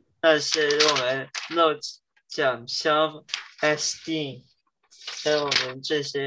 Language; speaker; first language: Chinese; early bilingual, heritage; Chinese